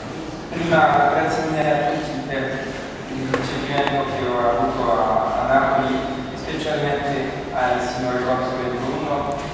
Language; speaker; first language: Italian; non-native, learner; French